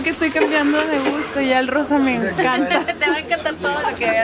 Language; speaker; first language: Spanish; native; Spanish